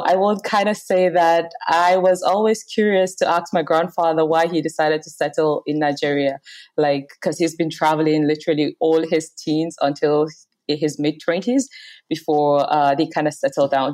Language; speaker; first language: English; non-native, local second language; Hausa